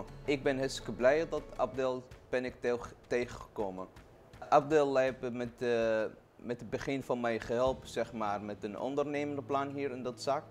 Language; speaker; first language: Dutch; non-native, learner; Arabic